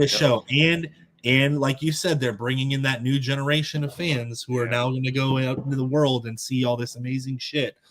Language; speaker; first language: English; native; English